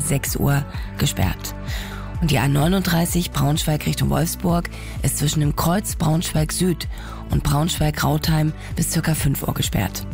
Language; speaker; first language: German; native; German